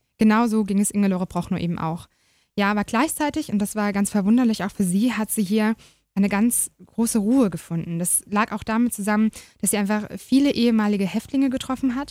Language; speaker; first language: German; native; German